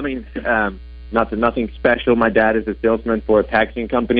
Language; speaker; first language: English; non-native, fluent; Dutch